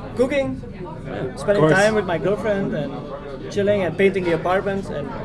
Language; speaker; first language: English; non-native, fluent; Dutch